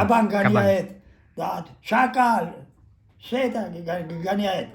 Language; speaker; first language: Russian; non-native, learner; Georgian